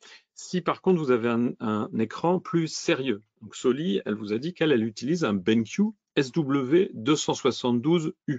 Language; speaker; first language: French; native; French